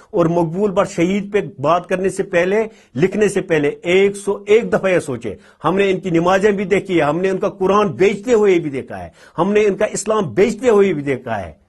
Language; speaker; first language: Urdu; non-native, local second language; Kashmiri